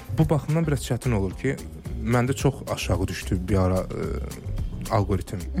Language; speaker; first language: Azerbaijani; native; Azerbaijani